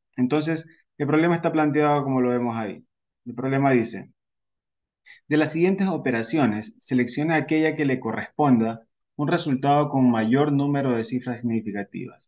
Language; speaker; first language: Spanish; native; Spanish